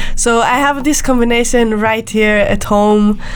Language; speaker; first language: English; non-native, fluent; Hebrew